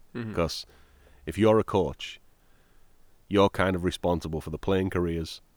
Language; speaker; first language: English; native; English